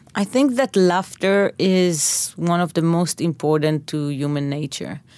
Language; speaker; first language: English; non-native, fluent; Hebrew